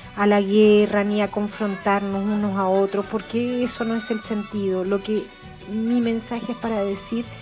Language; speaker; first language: Spanish; native; Spanish